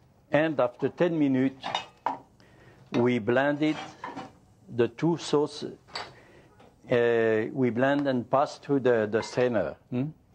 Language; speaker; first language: English; non-native, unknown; French